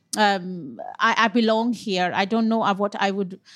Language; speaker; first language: English; non-native, local second language; Punjabi